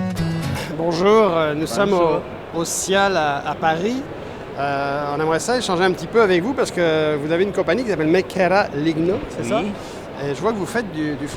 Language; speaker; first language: French; native; French